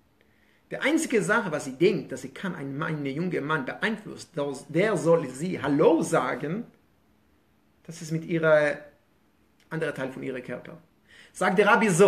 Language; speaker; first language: German; non-native, fluent; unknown